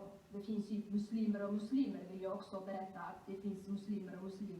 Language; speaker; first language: Swedish; non-native, fluent; Somali